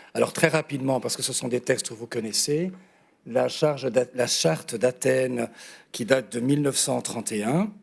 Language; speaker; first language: French; native; French